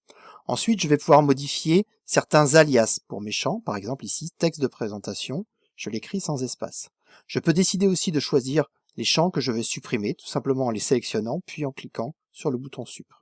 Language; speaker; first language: French; native; French